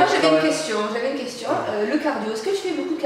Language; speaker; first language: French; native; French